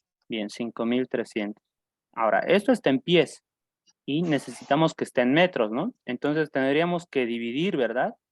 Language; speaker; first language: Spanish; native; Spanish